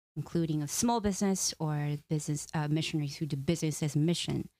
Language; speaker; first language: English; non-native, fluent; Korean